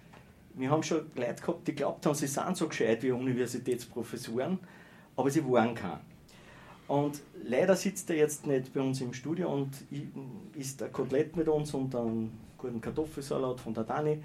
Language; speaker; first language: German; native; German